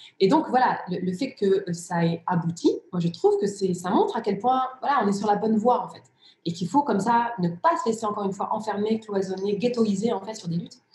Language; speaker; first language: French; early bilingual, other home language; Riffian